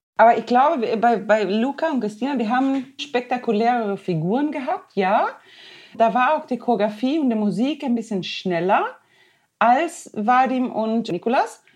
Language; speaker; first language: German; non-native, fluent; Swedish